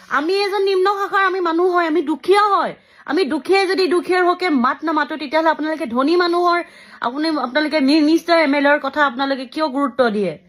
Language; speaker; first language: Assamese; native; Assamese